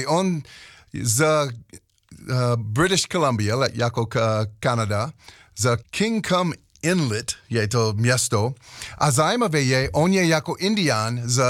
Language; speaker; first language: Czech; non-native, learner; English